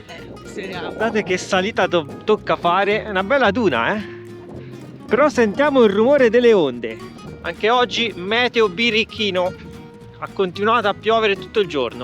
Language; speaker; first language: Italian; native; Italian